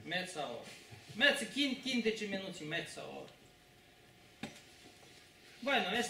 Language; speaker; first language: Spanish; non-native, fluent; Russian